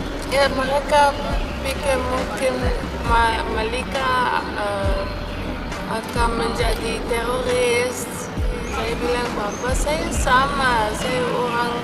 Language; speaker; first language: Indonesian; non-native, fluent; Dutch